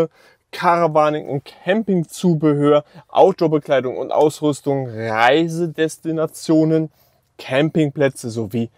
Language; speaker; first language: German; native; German